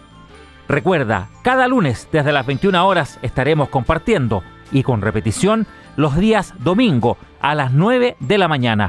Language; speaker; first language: Spanish; native; Spanish